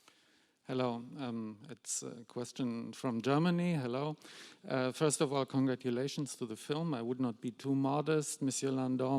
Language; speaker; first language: English; non-native, fluent; German